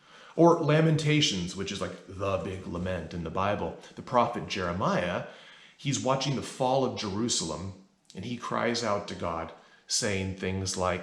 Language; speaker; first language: English; native; English